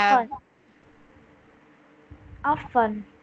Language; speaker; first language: English; non-native, learner; Vietnamese